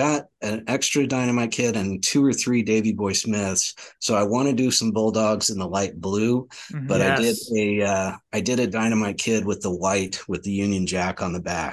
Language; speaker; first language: English; native; English